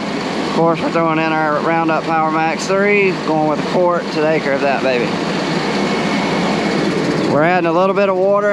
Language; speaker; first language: English; native; English